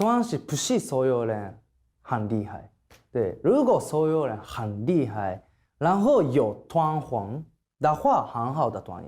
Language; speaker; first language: Chinese; non-native, learner; Japanese